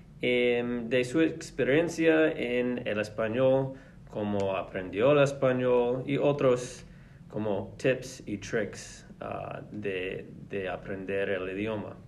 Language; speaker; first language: Spanish; non-native, fluent; English